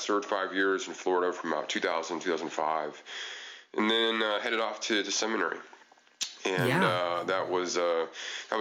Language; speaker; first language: English; native; English